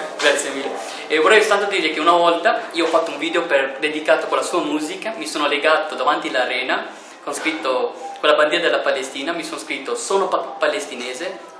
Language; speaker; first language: Italian; early bilingual, other home language; Urdu